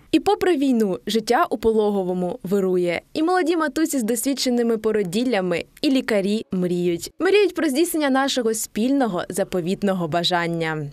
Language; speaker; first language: Ukrainian; native; Ukrainian